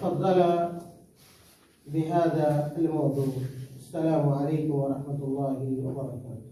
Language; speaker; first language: Arabic; non-native, fluent; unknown